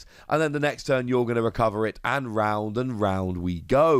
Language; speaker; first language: English; native; English